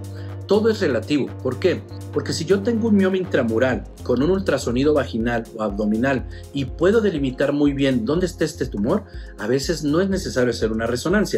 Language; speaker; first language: Spanish; native; Spanish